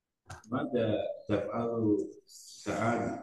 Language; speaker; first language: Arabic; non-native, learner; Indonesian